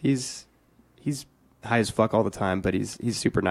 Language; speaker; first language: English; native; English